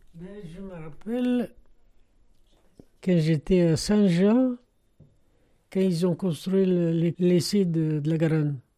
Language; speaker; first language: French; non-native, fluent; Arabic